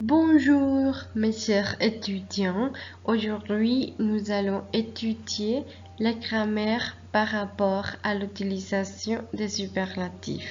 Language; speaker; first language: French; non-native, fluent; Spanish